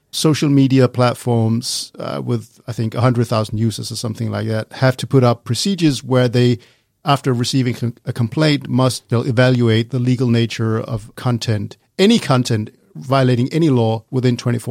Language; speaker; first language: English; non-native, fluent; Danish